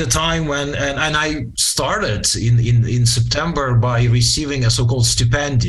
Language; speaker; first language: English; non-native, fluent; Ukrainian